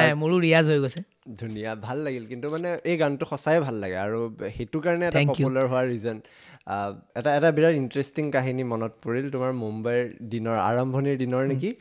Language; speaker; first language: Assamese; native; Assamese